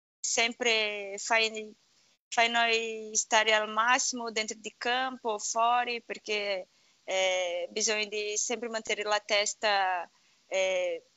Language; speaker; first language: Italian; non-native, learner; Portuguese